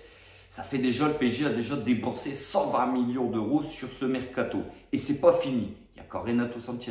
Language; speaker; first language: French; native; French